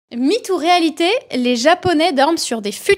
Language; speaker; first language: French; native; French